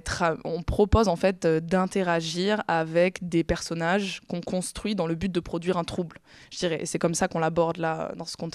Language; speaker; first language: French; native; French